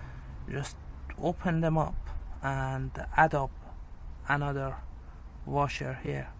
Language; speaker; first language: English; non-native, fluent; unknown